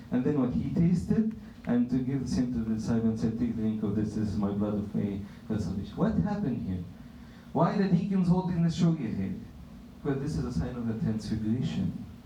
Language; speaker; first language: English; non-native, fluent; Arabic